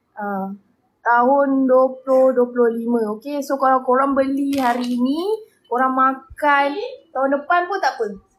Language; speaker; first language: Malay; native; Malay